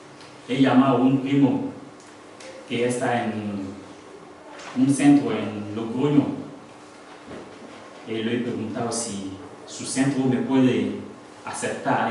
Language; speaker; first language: Spanish; non-native, learner; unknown